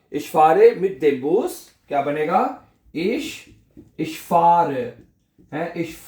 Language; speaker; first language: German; non-native, fluent; Urdu